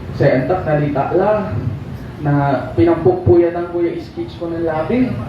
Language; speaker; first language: Filipino; non-native, local second language; Pangasinan